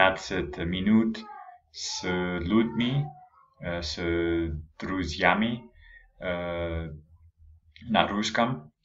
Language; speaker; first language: Russian; non-native, learner; English